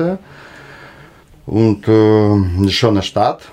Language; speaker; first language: German; non-native, learner; Russian